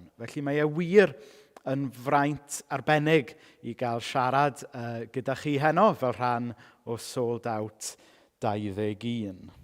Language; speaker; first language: Welsh; native; Welsh